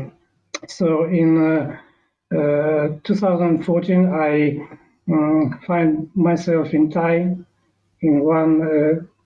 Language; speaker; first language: English; non-native, learner; Ukrainian